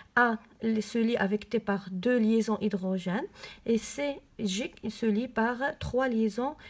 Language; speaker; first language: French; non-native, local second language; Arabic